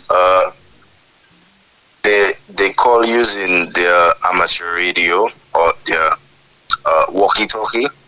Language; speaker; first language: English; native; English